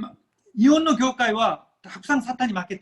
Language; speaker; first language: Japanese; non-native, fluent; Korean